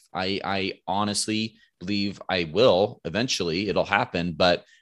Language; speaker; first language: English; native; English